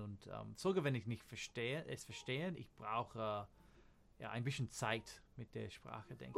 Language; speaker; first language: German; non-native, fluent; English